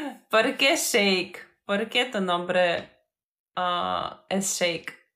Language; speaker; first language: Spanish; non-native, learner; Ukrainian